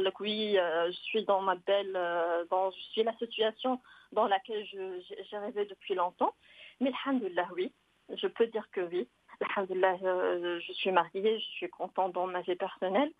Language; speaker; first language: French; non-native, local second language; Arabic